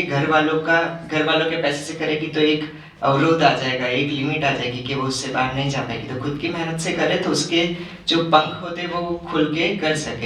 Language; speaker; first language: Hindi; native; Hindi